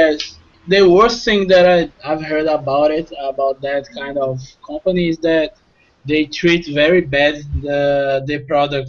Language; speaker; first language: English; non-native, fluent; Portuguese